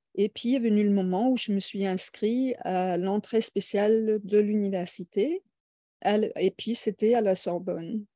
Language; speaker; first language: French; non-native, fluent; Danish